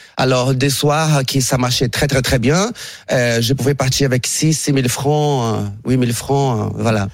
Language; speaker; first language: French; non-native, fluent; Portuguese